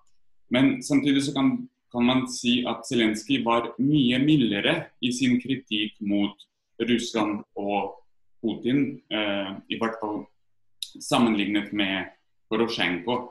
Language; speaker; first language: Norwegian; non-native, fluent; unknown